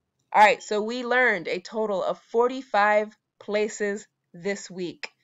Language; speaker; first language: English; native; English